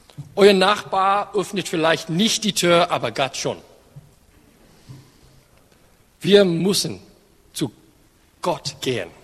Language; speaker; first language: German; non-native, fluent; English